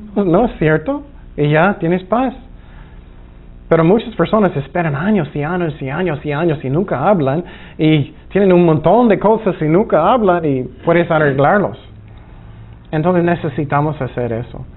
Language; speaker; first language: Spanish; non-native, fluent; English